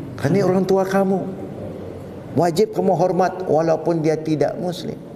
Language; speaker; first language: Malay; non-native, local second language; Chinese